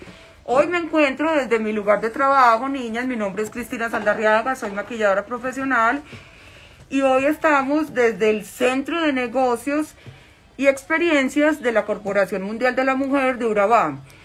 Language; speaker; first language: Spanish; native; Spanish